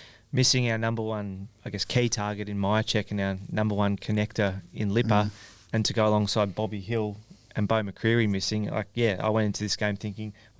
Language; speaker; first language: English; native; English